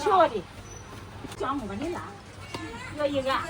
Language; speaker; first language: Chinese; native; Chinese